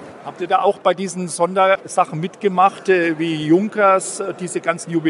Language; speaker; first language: German; native; German